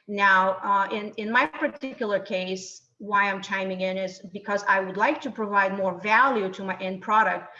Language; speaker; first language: English; non-native, fluent; Bulgarian